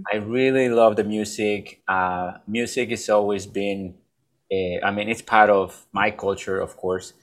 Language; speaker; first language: English; non-native, fluent; Spanish